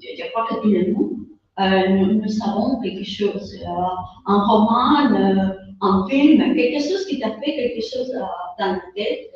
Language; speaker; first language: French; non-native, fluent; Spanish